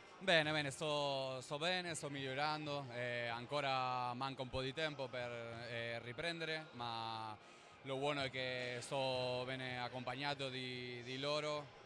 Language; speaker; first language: Italian; non-native, learner; Spanish